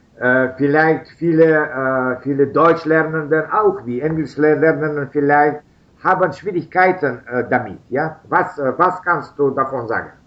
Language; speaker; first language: German; non-native, learner; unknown